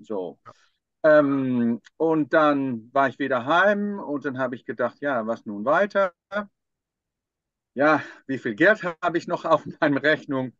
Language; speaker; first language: German; non-native, fluent; Dutch